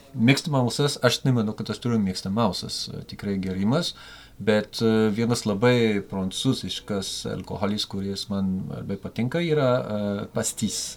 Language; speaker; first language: Lithuanian; non-native, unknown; French